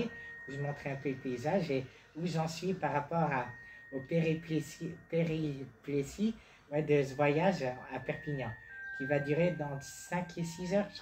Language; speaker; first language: French; native; French